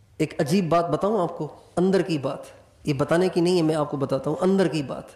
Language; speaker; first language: Urdu; non-native, local second language; Sindhi